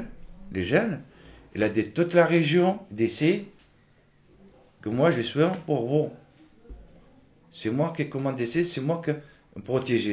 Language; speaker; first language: French; non-native, local second language; Arabic